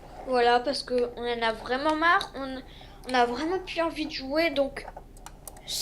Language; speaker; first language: French; native; French